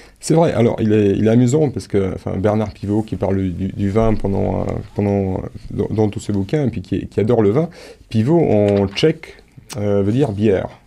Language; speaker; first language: French; non-native, fluent; Romanian